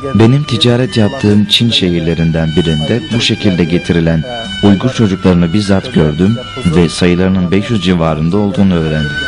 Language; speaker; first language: Turkish; non-native, fluent; Uyghur